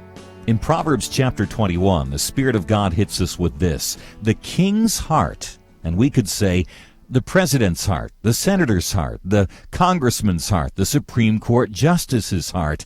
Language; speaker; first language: English; native; English